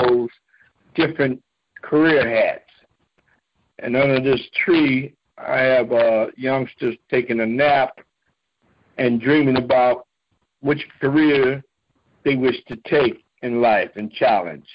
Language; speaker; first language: English; native; English